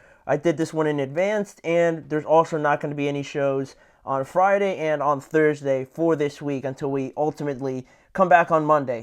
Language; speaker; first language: English; native; English